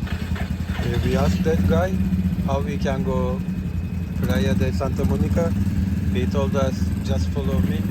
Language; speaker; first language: English; non-native, learner; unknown